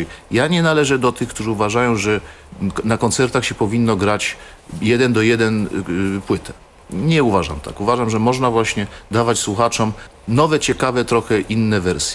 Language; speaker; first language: Polish; native; Polish